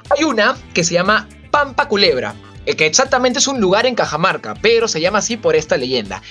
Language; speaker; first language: Spanish; native; Spanish